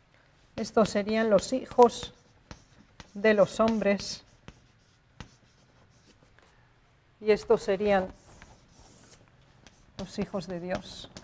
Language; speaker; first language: Spanish; native; Spanish